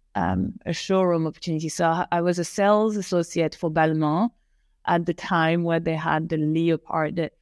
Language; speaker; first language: English; non-native, fluent; French